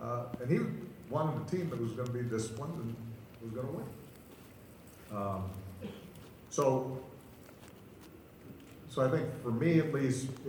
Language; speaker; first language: English; native; English